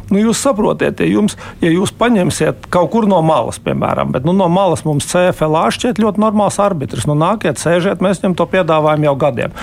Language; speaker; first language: Latvian; native; Latvian